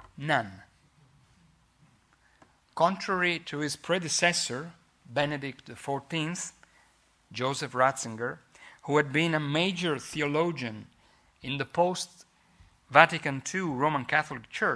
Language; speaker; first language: English; non-native, fluent; Italian